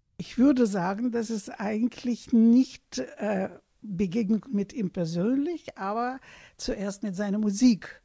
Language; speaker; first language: German; non-native, fluent; Russian